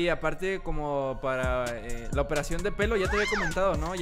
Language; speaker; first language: Spanish; native; Spanish